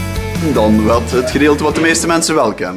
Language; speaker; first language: Dutch; native; Dutch